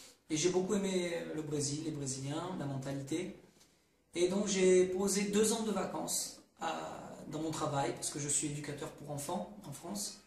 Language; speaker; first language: French; native; French